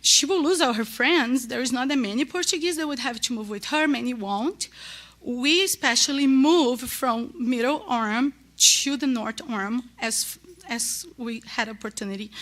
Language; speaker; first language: English; non-native, learner; Portuguese